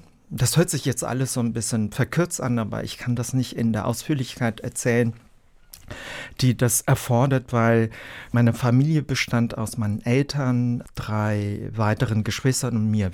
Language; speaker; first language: German; early bilingual, other home language; Vietnamese